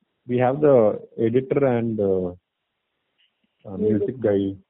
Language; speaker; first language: English; non-native, local second language; Tamil